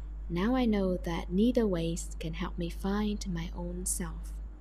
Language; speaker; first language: English; non-native, fluent; Vietnamese